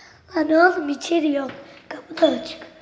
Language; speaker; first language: Turkish; native; Turkish